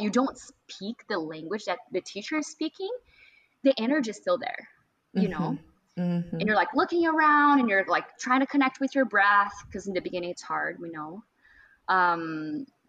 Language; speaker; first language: English; non-native, fluent; Portuguese